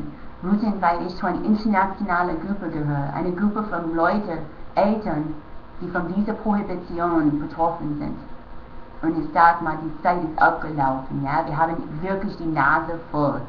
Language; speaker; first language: German; non-native, fluent; English